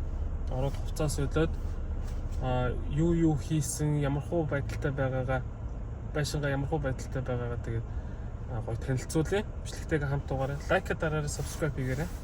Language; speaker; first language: Mongolian; native; Mongolian